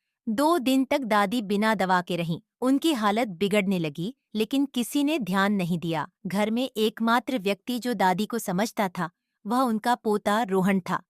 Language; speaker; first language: Hindi; native; Hindi